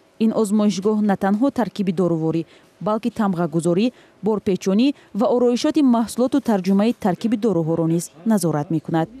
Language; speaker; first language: Tajik; native; Tajik